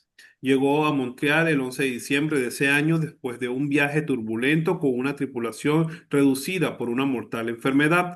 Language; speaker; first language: Spanish; native; Spanish